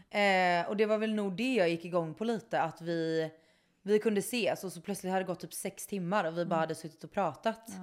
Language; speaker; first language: Swedish; native; Swedish